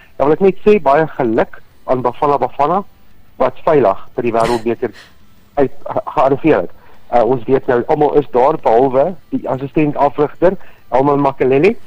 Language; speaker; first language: Afrikaans; native; Afrikaans